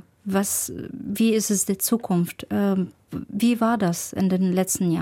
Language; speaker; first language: German; non-native, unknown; Arabic